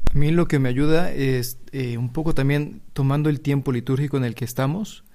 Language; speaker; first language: Spanish; native; Spanish